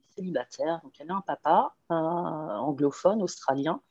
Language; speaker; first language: French; native; French